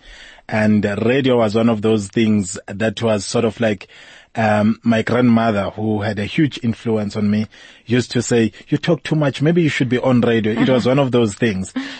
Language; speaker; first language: English; non-native, local second language; Zulu